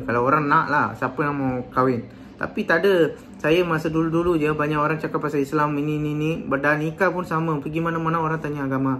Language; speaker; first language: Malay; non-native, local second language; Tamil